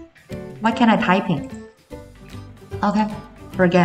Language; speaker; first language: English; non-native, fluent; Chinese